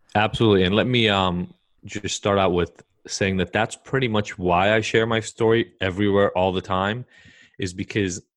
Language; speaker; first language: English; early bilingual, other home language; Hebrew